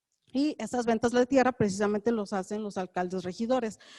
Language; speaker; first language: Spanish; native; Spanish